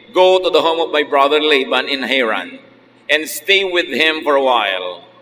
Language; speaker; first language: English; non-native, local second language; Filipino